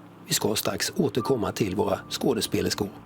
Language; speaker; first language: Swedish; native; Swedish